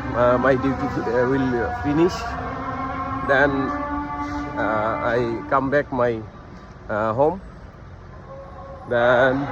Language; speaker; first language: English; non-native, learner; Bangla